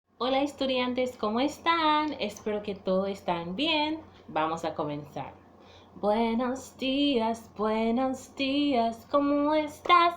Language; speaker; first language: Spanish; non-native, fluent; English